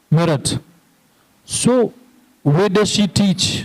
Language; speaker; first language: English; non-native, fluent; Hindi